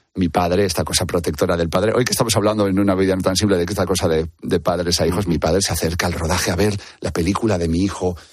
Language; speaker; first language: Spanish; native; Spanish